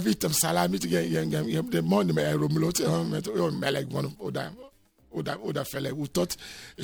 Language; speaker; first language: Hungarian; non-native, fluent; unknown